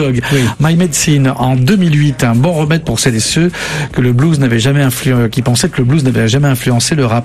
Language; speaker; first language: French; native; French